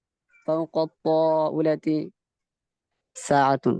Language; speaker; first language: Arabic; non-native, learner; Bangla